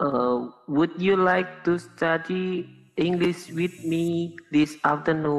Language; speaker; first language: English; non-native, learner; Indonesian